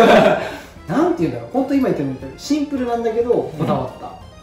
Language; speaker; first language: Japanese; native; Japanese